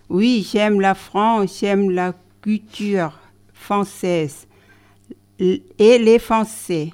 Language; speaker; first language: French; non-native, learner; Thai